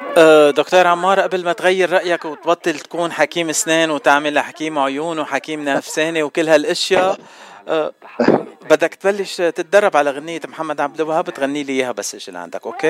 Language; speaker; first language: Arabic; native; Arabic